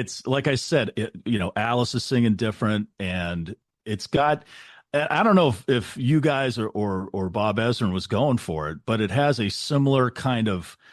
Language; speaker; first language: English; native; English